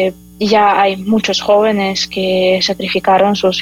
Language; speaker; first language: Spanish; non-native, fluent; Ukrainian